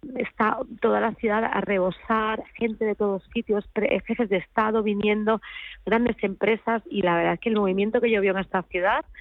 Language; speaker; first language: Spanish; native; Spanish